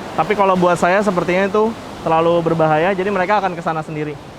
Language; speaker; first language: Indonesian; native; Indonesian